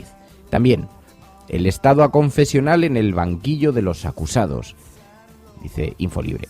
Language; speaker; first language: Spanish; native; Spanish